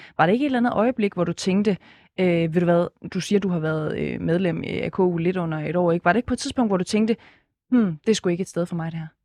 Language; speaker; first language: Danish; native; Danish